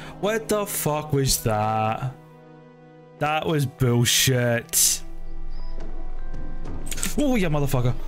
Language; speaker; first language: English; native; English